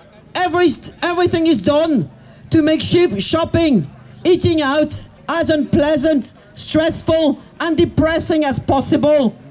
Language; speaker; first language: English; non-native, fluent; French